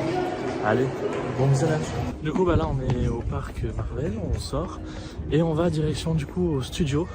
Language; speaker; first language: French; native; French